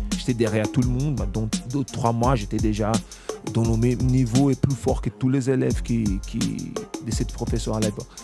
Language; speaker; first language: French; non-native, fluent; Portuguese